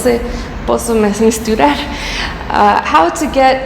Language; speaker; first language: Portuguese; non-native, fluent; English